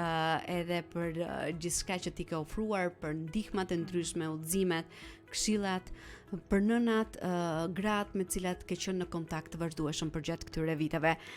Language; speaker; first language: Albanian; native; Albanian